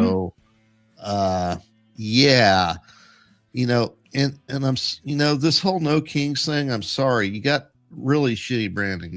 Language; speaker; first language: English; native; English